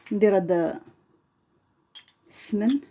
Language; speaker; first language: Arabic; native; Arabic